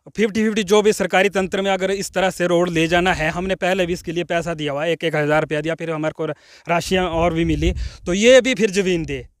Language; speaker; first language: Hindi; non-native, local second language; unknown